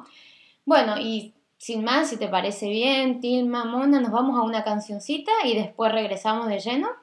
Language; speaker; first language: Spanish; native; Spanish